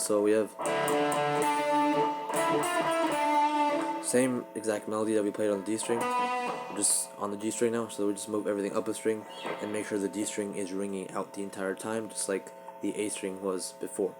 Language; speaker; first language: English; native; English